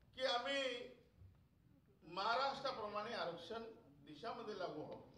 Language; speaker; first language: Marathi; non-native, local second language; Lambadi